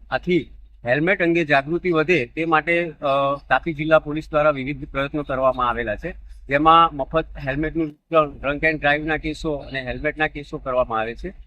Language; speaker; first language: Gujarati; native; Gujarati